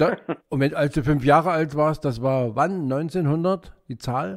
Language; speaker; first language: German; native; German